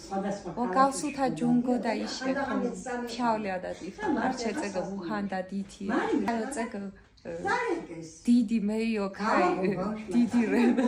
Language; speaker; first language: Chinese; non-native, learner; Georgian